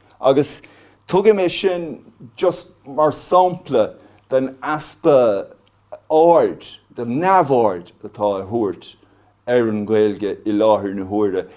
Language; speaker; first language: Irish; non-native, local second language; English